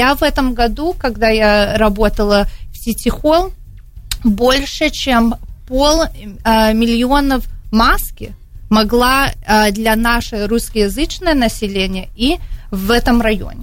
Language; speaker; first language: Russian; early bilingual, heritage; Russian